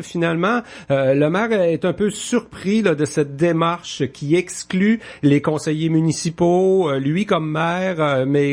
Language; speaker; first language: French; native; French